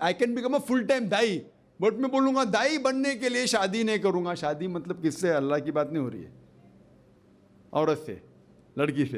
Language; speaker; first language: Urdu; non-native, fluent; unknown